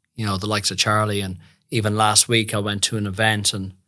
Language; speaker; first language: English; native; English